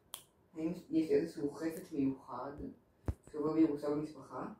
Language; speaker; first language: Hebrew; native; Hebrew